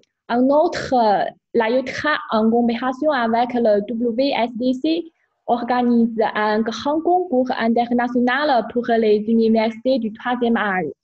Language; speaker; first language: French; non-native, fluent; Chinese